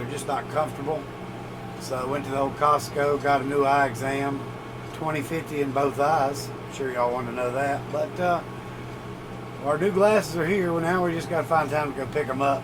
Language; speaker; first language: English; native; English